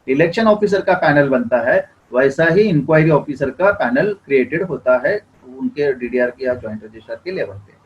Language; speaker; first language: Hindi; non-native, local second language; Marathi